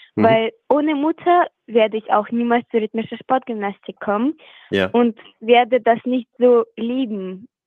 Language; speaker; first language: German; non-native, fluent; Russian